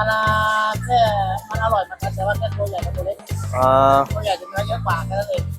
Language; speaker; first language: Thai; native; Thai